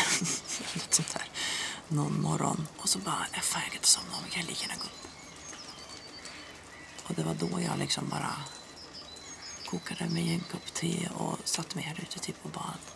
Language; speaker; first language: Swedish; native; Swedish